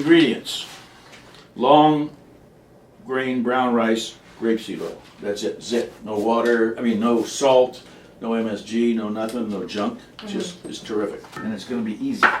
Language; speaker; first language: English; native; English